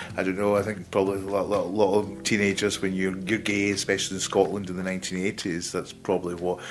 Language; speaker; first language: English; native; English